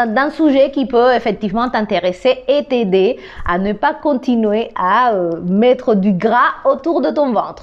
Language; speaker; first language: French; non-native, fluent; Spanish